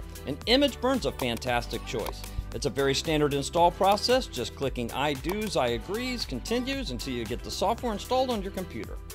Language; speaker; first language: English; native; English